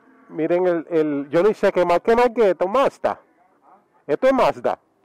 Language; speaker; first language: Spanish; early bilingual, heritage; Spanish